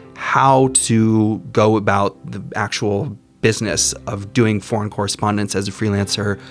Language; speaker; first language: English; native; English